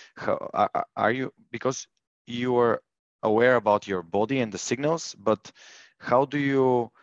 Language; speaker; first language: English; non-native, fluent; Bulgarian